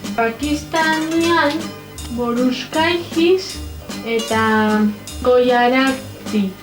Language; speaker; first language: Basque; non-native, local second language; Spanish